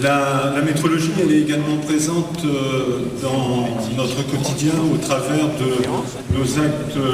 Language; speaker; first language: French; native; French